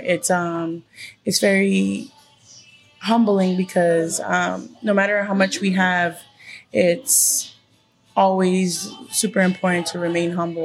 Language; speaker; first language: English; early bilingual, other home language; Spanish